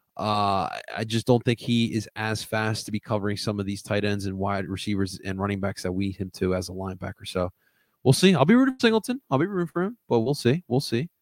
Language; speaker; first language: English; early bilingual, other home language; Spanish